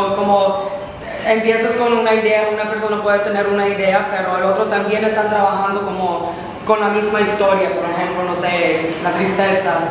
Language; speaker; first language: Spanish; non-native, fluent; English